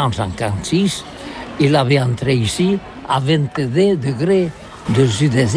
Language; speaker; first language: French; non-native, learner; Catalan